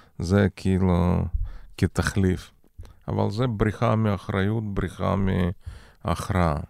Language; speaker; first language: Hebrew; non-native, fluent; Russian